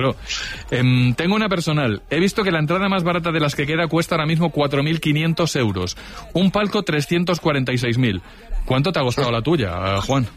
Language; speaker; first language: Spanish; native; Spanish